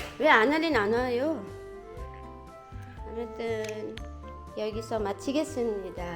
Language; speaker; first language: Korean; non-native, fluent; Filipino